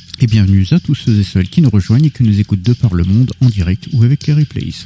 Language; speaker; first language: French; native; French